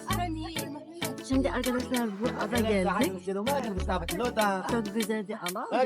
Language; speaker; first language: Turkish; non-native, learner; Arabic